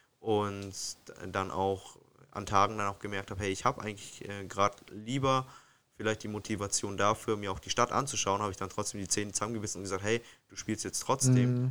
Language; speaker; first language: German; native; German